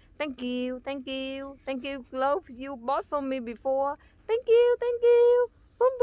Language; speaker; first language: English; non-native, learner; Vietnamese